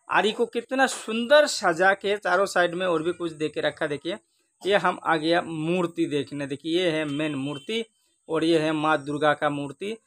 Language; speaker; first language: Hindi; non-native, local second language; Bangla